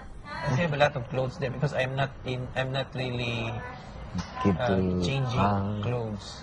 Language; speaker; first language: English; non-native, learner; Filipino